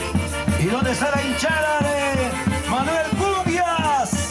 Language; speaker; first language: Spanish; native; Spanish